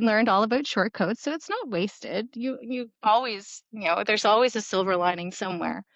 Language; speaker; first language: English; native; English